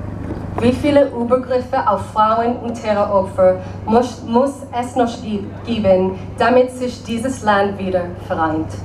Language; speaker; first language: German; non-native, learner; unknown